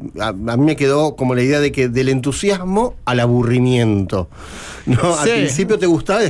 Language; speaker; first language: Spanish; native; Spanish